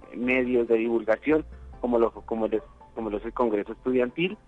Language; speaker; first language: Spanish; native; Spanish